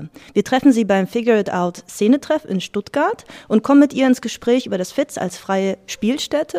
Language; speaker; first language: German; native; German